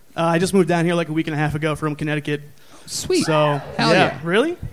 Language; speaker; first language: English; native; English